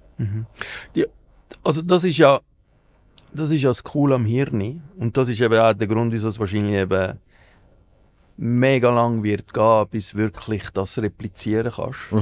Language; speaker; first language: German; early bilingual, other home language; Spanish